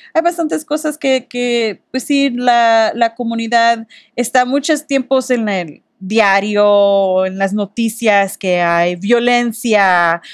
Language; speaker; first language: Spanish; early bilingual, heritage; Spanish